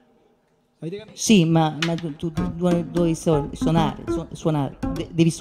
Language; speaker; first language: Italian; non-native, learner; French